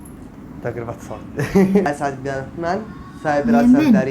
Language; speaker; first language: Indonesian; non-native, fluent; Arabic